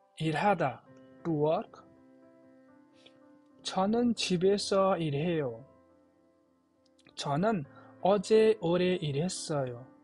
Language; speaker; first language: Korean; non-native, fluent; Nepali